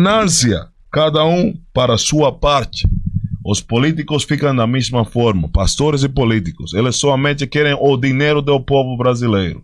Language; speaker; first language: Portuguese; non-native, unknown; Spanish